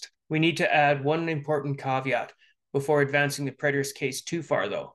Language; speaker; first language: English; native; English